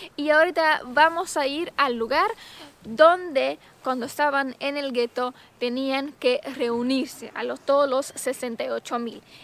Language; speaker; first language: Spanish; non-native, fluent; Romanian